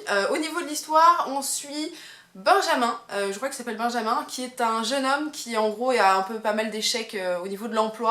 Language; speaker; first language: French; native; French